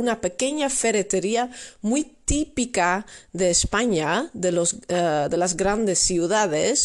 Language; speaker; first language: Spanish; non-native, learner; Dutch